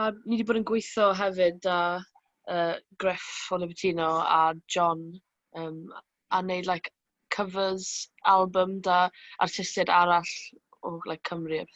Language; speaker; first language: Welsh; native; Welsh